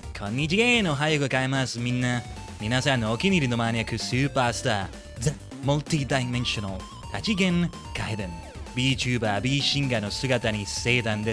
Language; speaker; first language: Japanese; non-native, learner; English